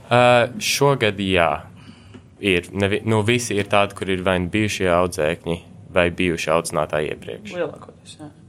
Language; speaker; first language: Latvian; early bilingual, heritage; Latvian